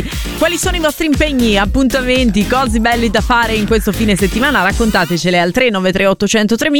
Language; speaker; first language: Italian; native; Italian